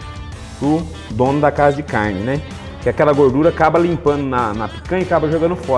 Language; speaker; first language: Portuguese; native; Portuguese